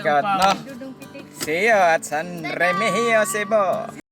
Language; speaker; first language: Filipino; non-native, local second language; Cebuano